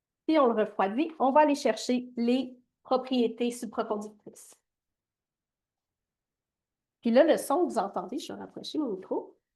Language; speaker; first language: French; native; French